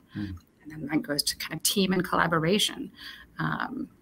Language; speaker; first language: English; early bilingual, other home language; Romanian